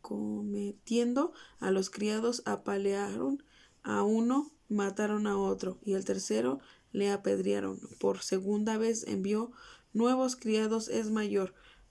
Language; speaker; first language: Spanish; native; Spanish